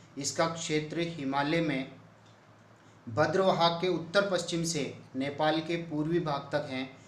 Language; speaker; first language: Hindi; native; Hindi